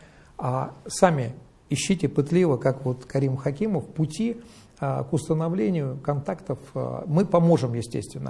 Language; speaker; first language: Russian; native; Russian